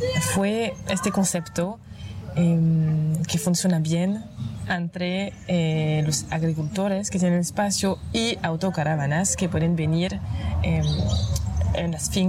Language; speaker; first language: Spanish; non-native, fluent; French